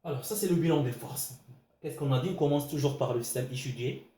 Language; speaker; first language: French; non-native, local second language; Arabic